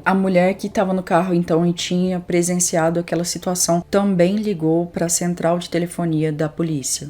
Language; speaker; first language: Portuguese; native; Portuguese